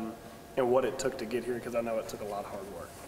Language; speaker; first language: English; native; English